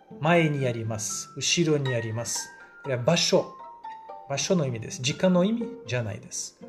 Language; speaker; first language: Japanese; non-native, fluent; Portuguese